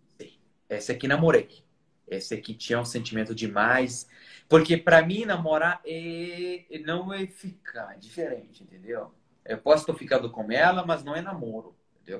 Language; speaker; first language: Portuguese; non-native, fluent; Arabic